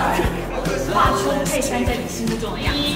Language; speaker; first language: Chinese; native; Chinese